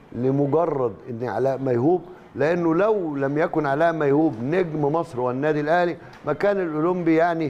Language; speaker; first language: Arabic; native; Arabic